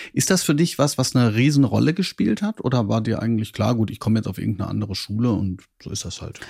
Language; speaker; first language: German; native; German